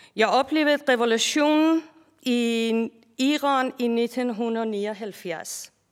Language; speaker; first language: Danish; non-native, fluent; Persian